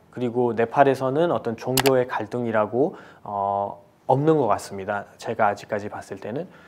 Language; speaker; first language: Korean; non-native, fluent; Nepali